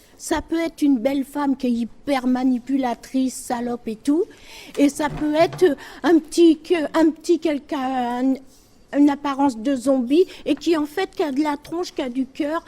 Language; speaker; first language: French; native; French